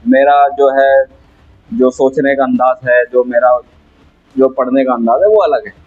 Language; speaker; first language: Hindi; native; Hindi